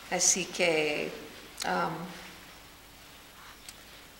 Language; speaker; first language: Spanish; non-native, fluent; English